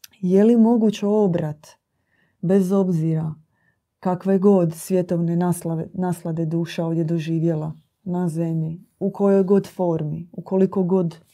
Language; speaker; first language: Croatian; native; Croatian